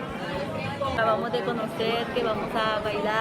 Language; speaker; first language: Spanish; native; Spanish